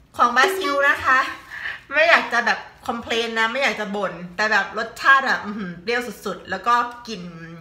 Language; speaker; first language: Thai; native; Thai